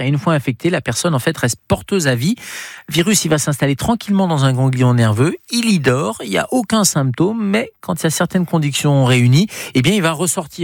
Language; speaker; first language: French; native; French